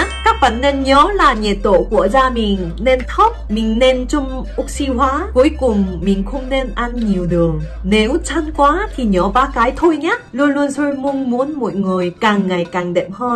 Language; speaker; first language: Vietnamese; non-native, fluent; Korean